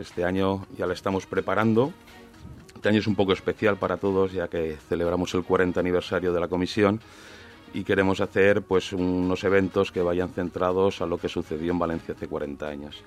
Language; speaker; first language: Spanish; native; Spanish